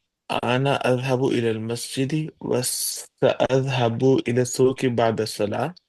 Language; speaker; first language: Arabic; non-native, learner; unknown